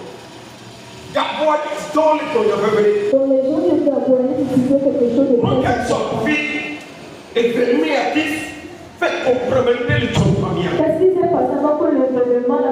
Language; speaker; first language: French; native; French